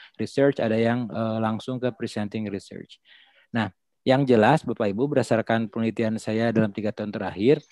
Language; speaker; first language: Indonesian; non-native, local second language; Sundanese